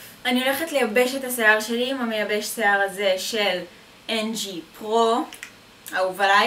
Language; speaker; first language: Hebrew; native; Hebrew